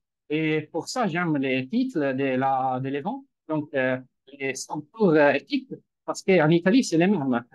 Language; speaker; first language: French; non-native, fluent; Italian